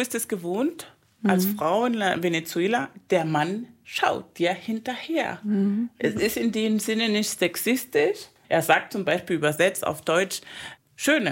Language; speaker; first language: German; non-native, fluent; Spanish